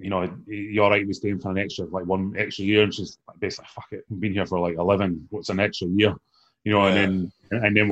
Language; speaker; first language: English; native; English